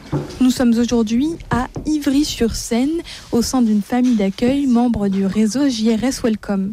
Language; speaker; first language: French; native; French